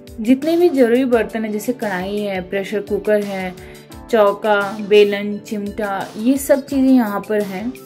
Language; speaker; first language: Hindi; native; Hindi